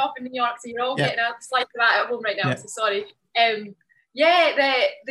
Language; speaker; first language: English; native; English